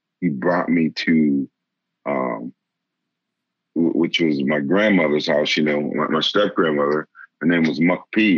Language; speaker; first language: English; native; English